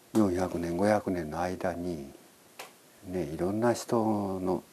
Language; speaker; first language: Japanese; native; Japanese